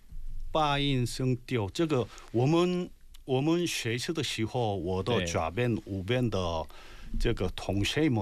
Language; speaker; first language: Chinese; non-native, learner; Korean